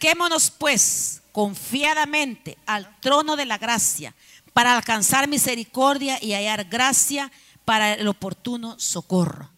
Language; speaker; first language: Spanish; native; Spanish